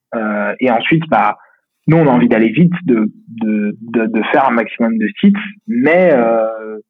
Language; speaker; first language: French; native; French